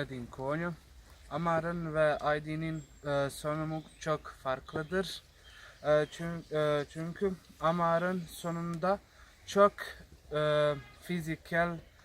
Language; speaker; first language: Turkish; non-native, learner; Bosnian